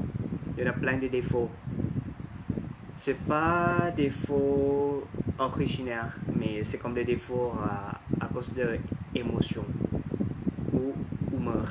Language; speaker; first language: French; non-native, learner; Thai